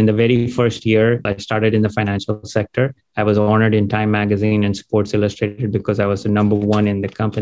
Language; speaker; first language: English; non-native, local second language; Gujarati